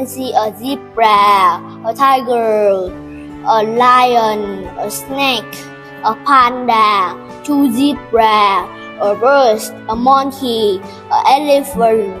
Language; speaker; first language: English; non-native, learner; Vietnamese